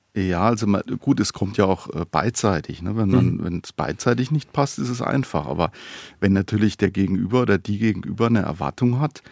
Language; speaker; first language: German; native; German